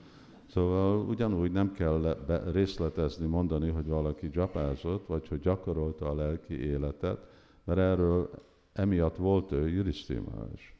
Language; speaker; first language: Hungarian; early bilingual, heritage; Hungarian